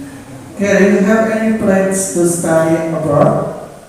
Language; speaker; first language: English; non-native, learner; Indonesian